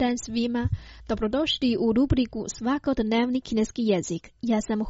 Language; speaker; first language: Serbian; non-native, fluent; Chinese